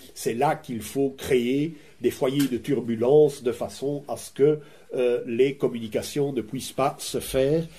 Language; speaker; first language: French; native; French